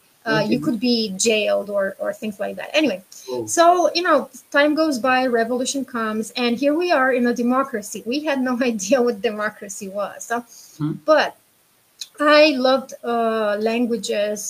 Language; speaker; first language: English; non-native, fluent; Romanian